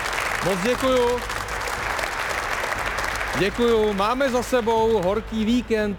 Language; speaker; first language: Czech; native; Czech